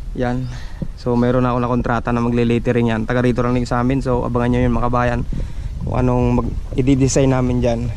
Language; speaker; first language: Filipino; non-native, local second language; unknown